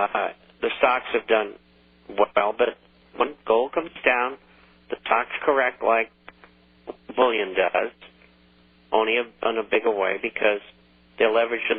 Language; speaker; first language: English; native; English